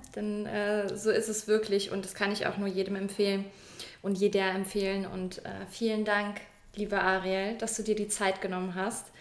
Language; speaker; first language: German; native; German